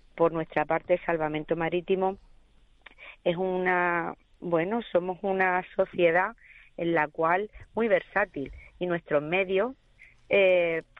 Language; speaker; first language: Spanish; native; Spanish